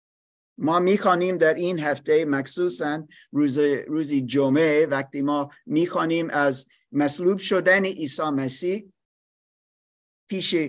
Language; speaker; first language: Persian; non-native, fluent; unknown